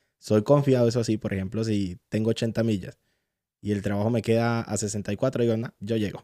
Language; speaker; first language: Spanish; native; Spanish